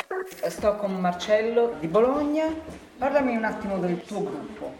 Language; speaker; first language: Italian; native; Italian